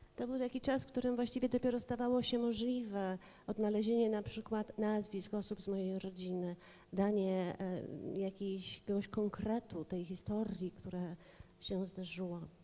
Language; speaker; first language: Polish; native; Polish